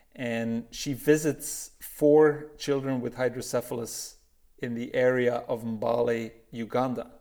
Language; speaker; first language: English; non-native, fluent; Dutch